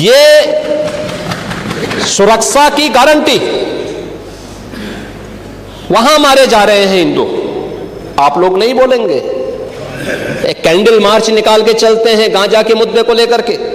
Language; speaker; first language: Hindi; native; Hindi